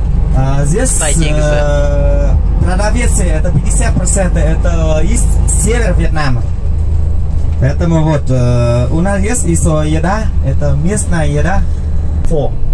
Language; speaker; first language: Russian; non-native, learner; Vietnamese